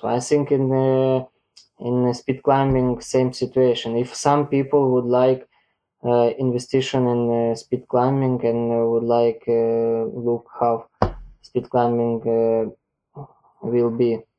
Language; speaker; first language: English; non-native, learner; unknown